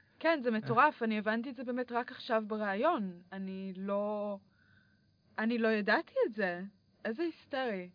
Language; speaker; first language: Hebrew; early bilingual, other home language; English